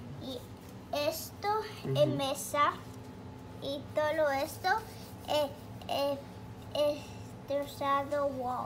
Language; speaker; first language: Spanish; early bilingual, heritage; Spanish